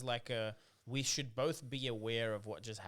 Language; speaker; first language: English; native; English